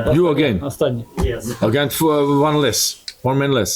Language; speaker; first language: English; non-native, learner; Croatian